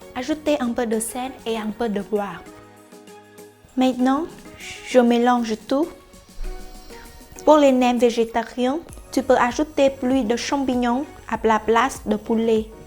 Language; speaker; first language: French; non-native, fluent; Vietnamese